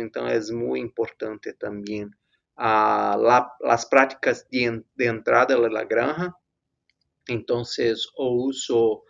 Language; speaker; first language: Spanish; non-native, fluent; Portuguese